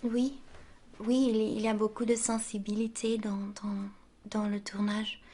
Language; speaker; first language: French; non-native, local second language; Dutch